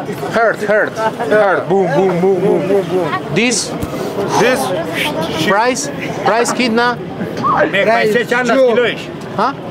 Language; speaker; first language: English; non-native, learner; Spanish